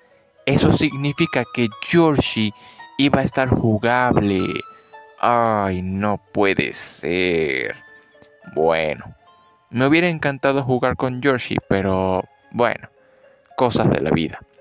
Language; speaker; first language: Spanish; native; Spanish